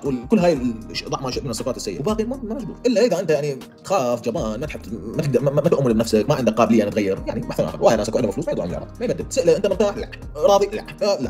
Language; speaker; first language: Arabic; native; Arabic